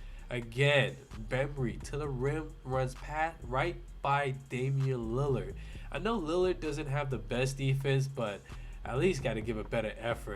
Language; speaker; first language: English; native; English